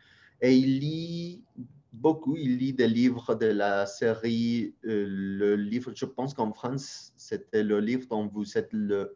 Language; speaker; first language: French; non-native, fluent; Spanish